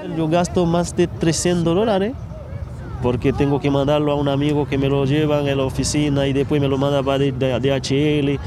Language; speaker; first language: Spanish; non-native, learner; Haitian Creole